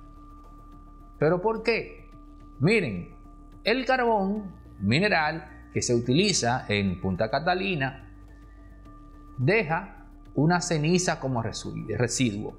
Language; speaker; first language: Spanish; native; Spanish